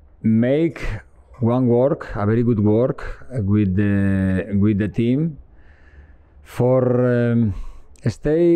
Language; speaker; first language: English; non-native, learner; Spanish